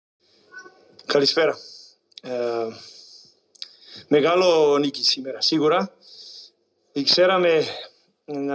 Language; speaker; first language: Greek; non-native, learner; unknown